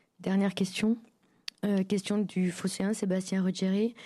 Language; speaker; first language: French; native; French